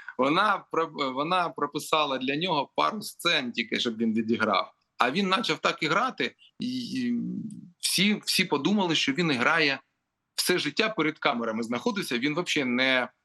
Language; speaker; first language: Ukrainian; non-native, local second language; Russian